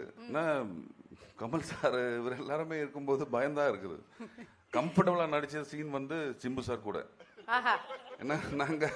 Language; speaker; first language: Tamil; non-native, learner; Malayalam